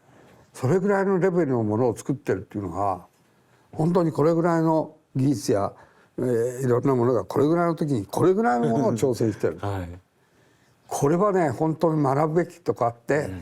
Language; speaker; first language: Japanese; native; Japanese